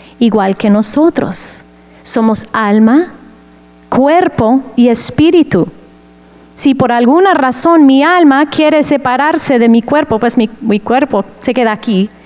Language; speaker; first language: Spanish; non-native, fluent; English